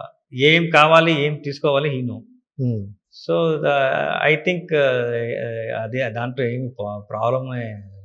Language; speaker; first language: Telugu; non-native, learner; Kannada